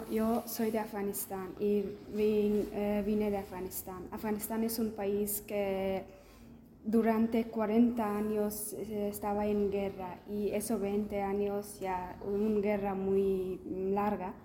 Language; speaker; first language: Spanish; non-native, learner; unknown